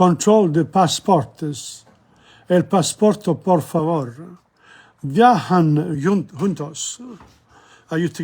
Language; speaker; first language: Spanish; non-native, learner; English